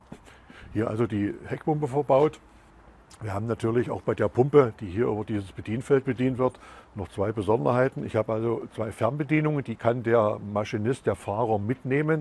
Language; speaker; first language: German; native; German